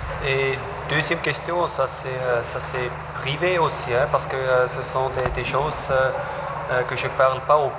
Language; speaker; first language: French; non-native, fluent; German